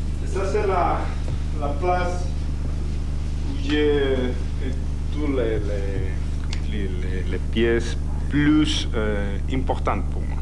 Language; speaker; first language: French; non-native, learner; Spanish